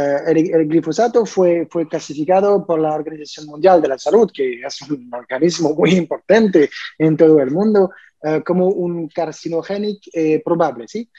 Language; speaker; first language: Spanish; non-native, learner; French